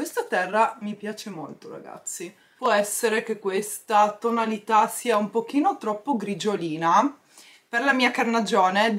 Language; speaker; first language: Italian; native; Italian